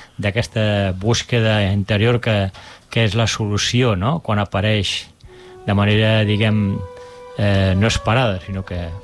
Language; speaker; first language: Catalan; non-native, local second language; Spanish